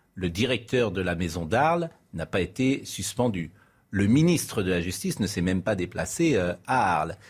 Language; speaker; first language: French; native; French